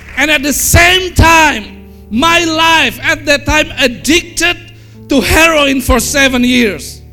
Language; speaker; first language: English; non-native, fluent; Indonesian